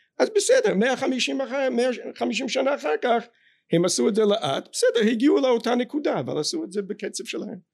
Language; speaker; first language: Hebrew; non-native, fluent; English